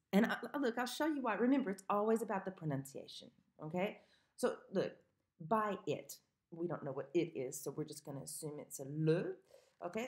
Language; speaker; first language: English; native; English